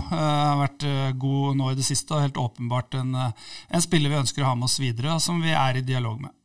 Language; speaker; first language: Norwegian; native; Norwegian